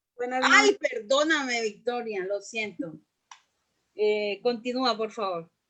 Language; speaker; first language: Spanish; native; Spanish